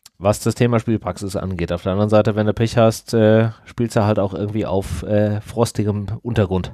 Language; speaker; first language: German; native; German